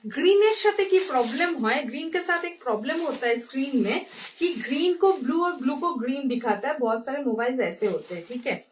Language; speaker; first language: Hindi; non-native, local second language; Bangla